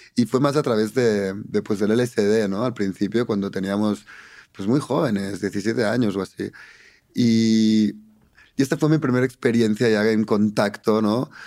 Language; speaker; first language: Spanish; native; Spanish